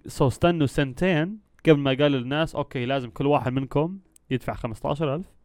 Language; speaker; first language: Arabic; early bilingual, heritage; Arabic